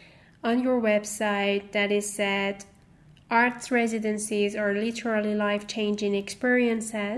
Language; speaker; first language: English; non-native, fluent; Persian